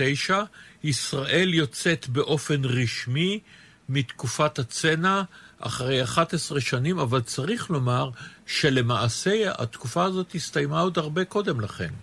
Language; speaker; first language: Hebrew; native; Hebrew